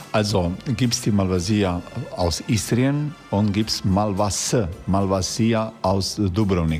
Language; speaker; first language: German; non-native, fluent; Croatian